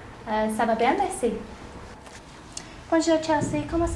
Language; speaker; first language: French; non-native, learner; English